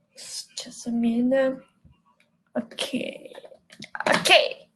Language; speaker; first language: English; non-native, learner; Portuguese